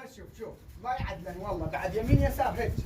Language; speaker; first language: Arabic; native; Arabic